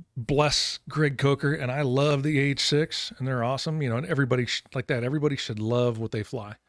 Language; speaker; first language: English; native; English